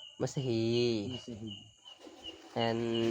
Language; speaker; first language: English; non-native, learner; Indonesian